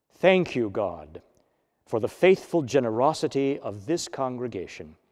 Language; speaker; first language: English; native; English